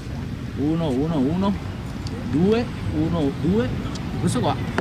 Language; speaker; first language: Italian; native; Italian